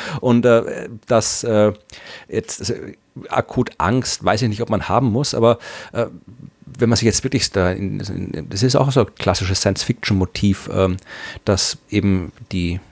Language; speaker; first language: German; native; German